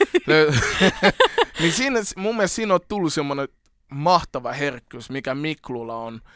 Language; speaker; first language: Finnish; early bilingual, other home language; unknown